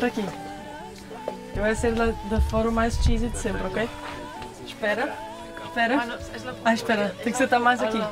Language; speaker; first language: Spanish; non-native, fluent; Portuguese